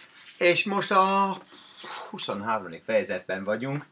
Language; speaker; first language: Hungarian; non-native, learner; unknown